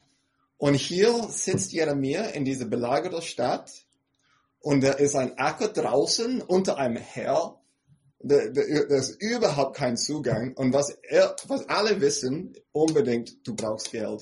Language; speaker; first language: German; non-native, fluent; English